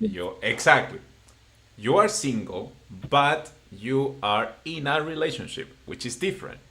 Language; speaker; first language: English; non-native, fluent; Spanish